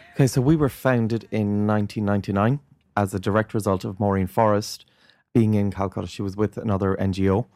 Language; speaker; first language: English; native; English